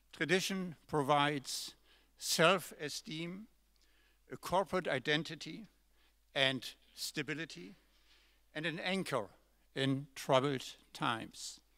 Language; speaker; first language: English; non-native, fluent; German